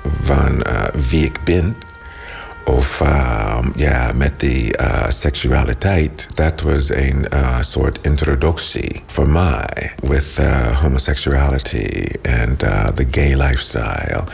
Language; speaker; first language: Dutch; non-native, learner; English